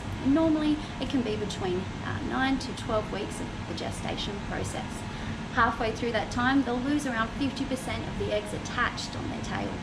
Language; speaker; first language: English; native; English